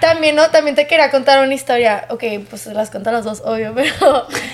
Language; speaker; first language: Spanish; native; Spanish